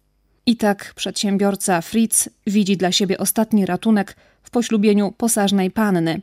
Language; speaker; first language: Polish; native; Polish